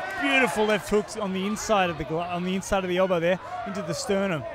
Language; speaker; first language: English; native; English